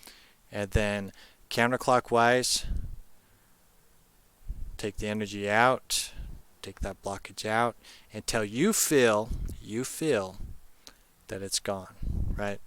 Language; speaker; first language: English; native; English